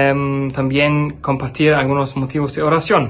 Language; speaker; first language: Spanish; non-native, fluent; German